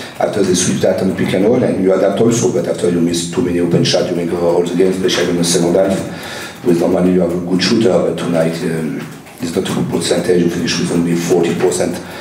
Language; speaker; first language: English; non-native, learner; French